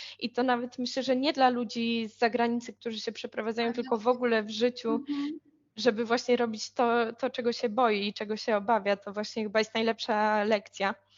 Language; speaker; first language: Polish; native; Polish